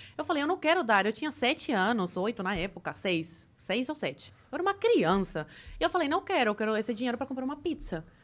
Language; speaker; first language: Portuguese; early bilingual, other home language; Spanish